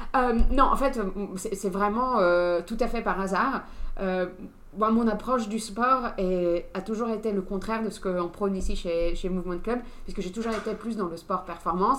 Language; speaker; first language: French; non-native, fluent; English